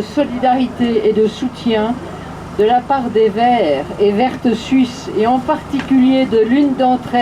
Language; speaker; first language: French; native; French